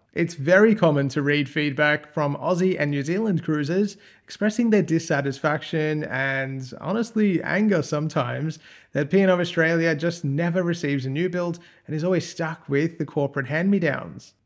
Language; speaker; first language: English; native; English